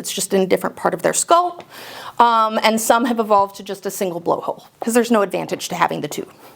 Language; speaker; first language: English; native; English